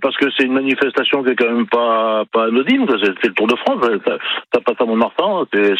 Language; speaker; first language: French; native; French